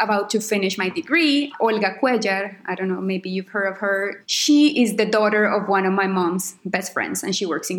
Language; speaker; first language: English; non-native, fluent; Spanish